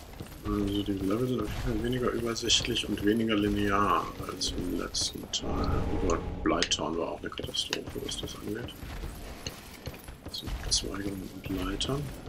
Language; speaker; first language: German; native; German